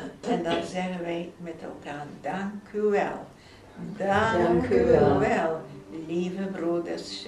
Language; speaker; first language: Dutch; non-native, fluent; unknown